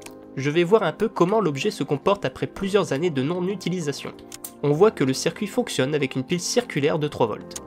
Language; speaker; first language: French; native; French